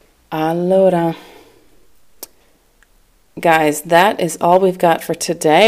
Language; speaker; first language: English; native; English